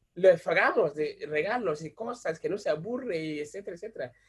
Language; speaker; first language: Spanish; non-native, fluent; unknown